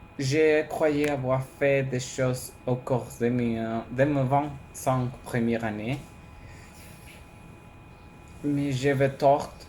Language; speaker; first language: French; non-native, learner; Spanish